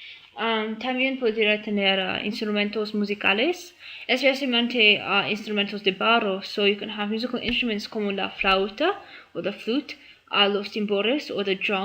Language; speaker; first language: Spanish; non-native, learner; English